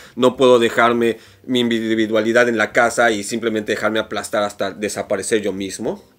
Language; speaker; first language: Spanish; native; Spanish